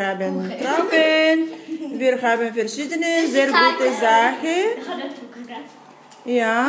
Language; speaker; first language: German; non-native, learner; Bulgarian